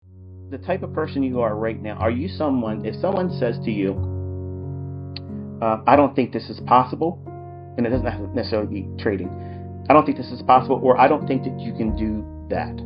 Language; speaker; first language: English; native; English